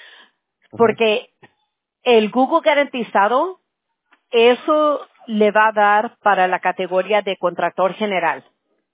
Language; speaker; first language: Spanish; early bilingual, heritage; Spanish